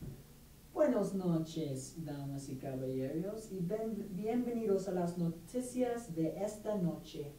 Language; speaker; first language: Spanish; non-native, learner; English